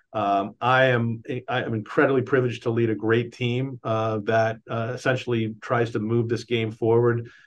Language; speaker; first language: English; native; English